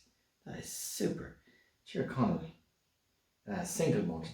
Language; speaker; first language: English; native; English